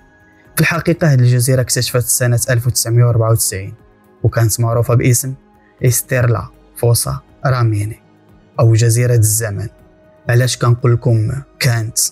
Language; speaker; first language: Arabic; native; Arabic